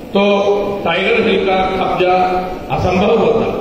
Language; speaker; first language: Hindi; non-native, local second language; Malayalam